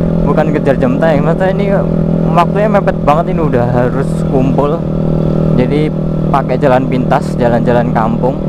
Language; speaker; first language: Indonesian; non-native, local second language; Javanese